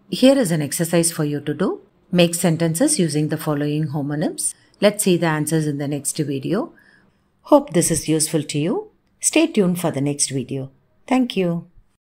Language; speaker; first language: English; non-native, local second language; Tamil